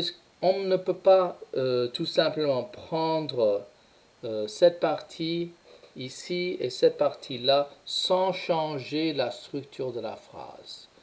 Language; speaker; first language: French; non-native, fluent; English